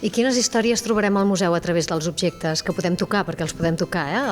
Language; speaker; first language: Catalan; native; Catalan